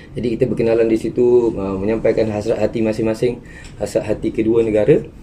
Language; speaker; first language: Malay; native; Malay